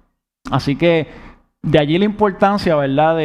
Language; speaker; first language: Spanish; native; Spanish